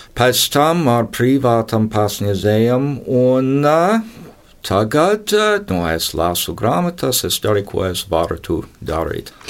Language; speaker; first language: Latvian; non-native, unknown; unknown